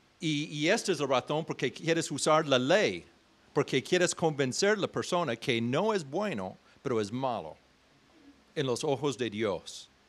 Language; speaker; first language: Spanish; non-native, fluent; English